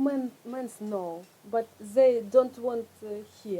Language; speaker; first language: English; non-native, learner; Russian